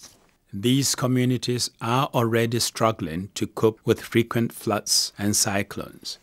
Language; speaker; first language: English; non-native, local second language; Akan